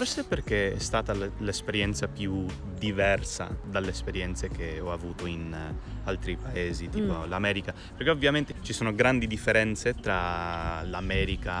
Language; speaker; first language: Italian; non-native, fluent; English